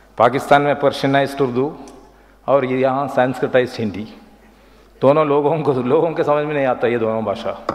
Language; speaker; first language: Hindi; non-native, local second language; Malayalam